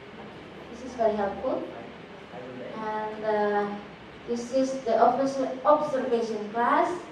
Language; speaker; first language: English; non-native, fluent; Indonesian